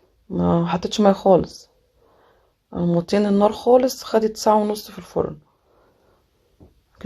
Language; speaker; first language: Arabic; native; Arabic